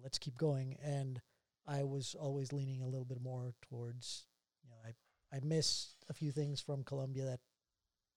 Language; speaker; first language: English; non-native, fluent; Spanish